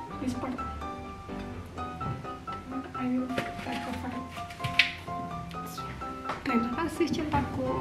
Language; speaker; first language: English; non-native, learner; Indonesian